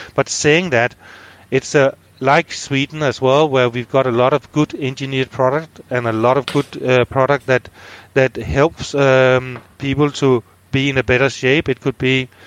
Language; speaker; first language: English; non-native, fluent; Danish